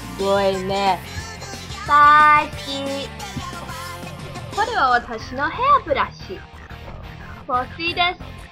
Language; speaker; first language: Japanese; non-native, learner; English